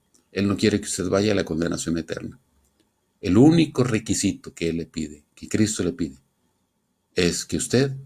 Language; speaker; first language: Spanish; native; Spanish